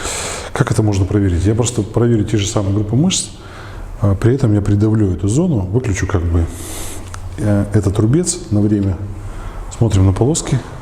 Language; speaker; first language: Russian; native; Russian